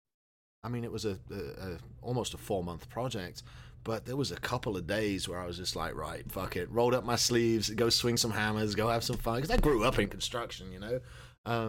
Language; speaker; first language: English; native; English